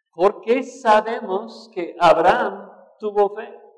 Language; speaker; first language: Spanish; non-native, fluent; English